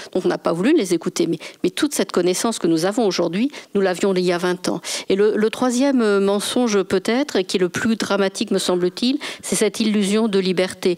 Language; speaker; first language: French; native; French